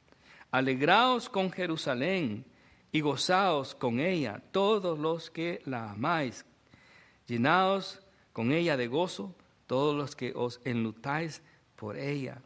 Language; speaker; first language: Spanish; native; Spanish